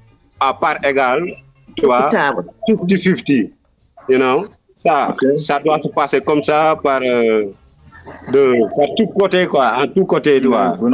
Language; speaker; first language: French; non-native, local second language; Wolof